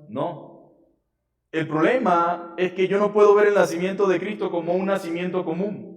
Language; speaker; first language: Spanish; native; Spanish